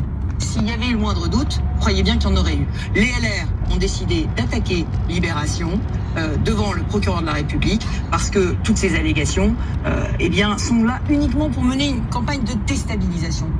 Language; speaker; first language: French; native; French